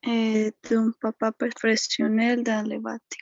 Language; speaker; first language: French; non-native, learner; Spanish